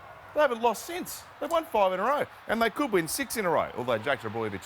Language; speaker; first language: English; native; English